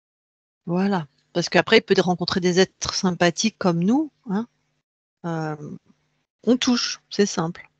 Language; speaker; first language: French; native; French